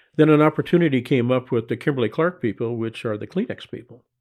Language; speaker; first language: English; native; English